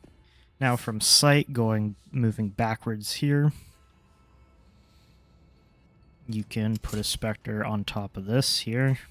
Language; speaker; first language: English; native; English